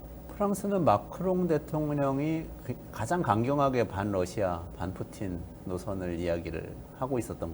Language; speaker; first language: Korean; native; Korean